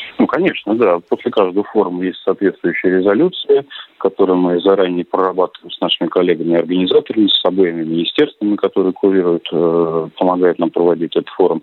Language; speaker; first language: Russian; native; Russian